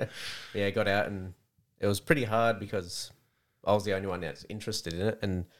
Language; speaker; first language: English; native; English